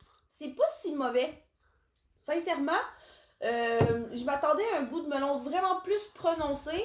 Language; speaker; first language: French; native; French